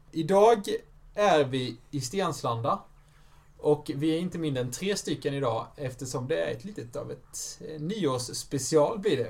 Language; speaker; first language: Swedish; native; Swedish